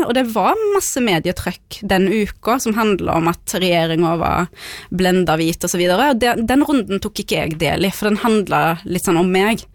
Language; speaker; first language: Norwegian; early bilingual, other home language; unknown